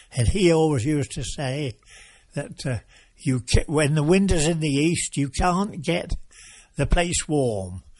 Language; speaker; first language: English; native; English